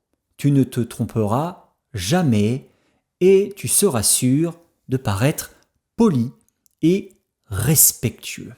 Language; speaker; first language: French; native; French